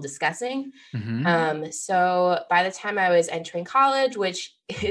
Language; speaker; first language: English; native; English